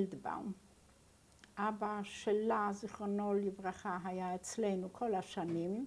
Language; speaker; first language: Hebrew; non-native, fluent; Yiddish